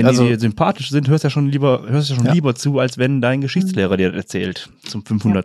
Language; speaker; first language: German; native; German